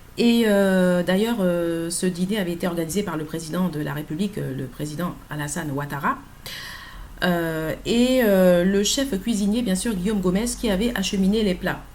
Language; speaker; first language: French; native; French